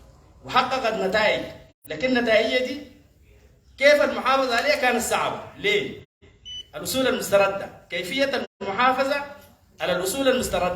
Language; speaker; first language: Arabic; native; Arabic